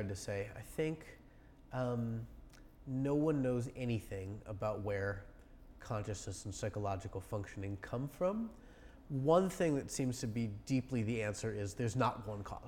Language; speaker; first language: English; native; English